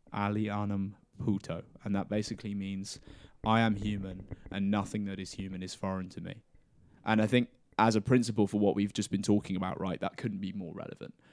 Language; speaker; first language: English; native; English